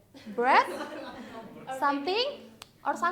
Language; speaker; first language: English; non-native, learner; Indonesian